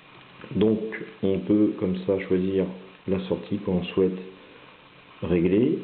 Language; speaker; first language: French; native; French